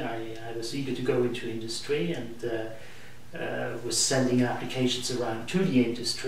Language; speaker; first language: English; non-native, fluent; German